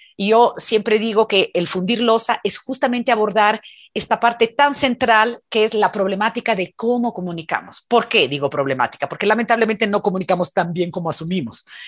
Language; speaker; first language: Spanish; non-native, fluent; Italian